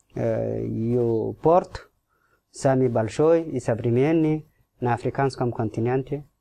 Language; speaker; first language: Russian; non-native, fluent; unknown